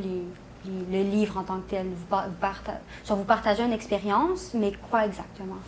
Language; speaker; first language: French; native; French